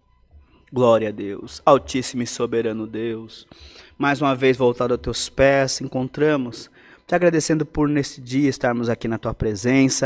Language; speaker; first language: Portuguese; native; Portuguese